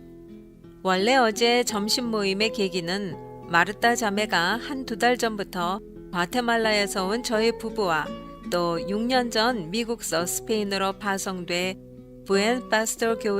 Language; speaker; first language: Korean; native; Korean